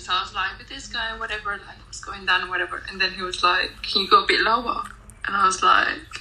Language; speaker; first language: English; non-native, fluent; Spanish